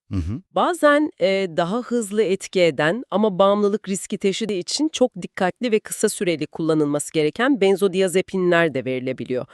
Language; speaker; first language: Turkish; native; Turkish